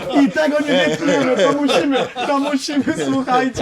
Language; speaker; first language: Polish; native; Polish